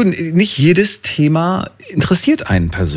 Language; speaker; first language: German; native; German